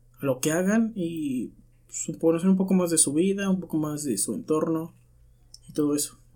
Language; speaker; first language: Spanish; native; Spanish